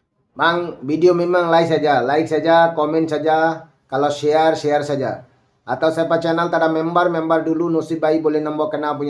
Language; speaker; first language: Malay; non-native, learner; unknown